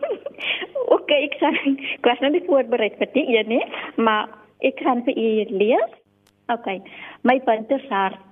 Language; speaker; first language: Afrikaans; native; Afrikaans